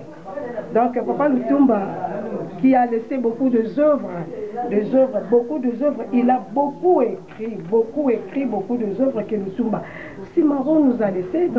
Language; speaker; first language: French; non-native, local second language; Lingala